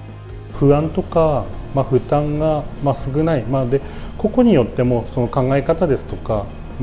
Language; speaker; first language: Japanese; native; Japanese